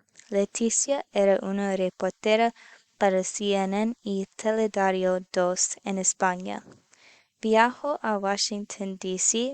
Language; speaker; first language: Spanish; non-native, learner; English